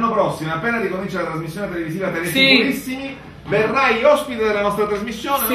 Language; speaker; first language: Italian; native; Italian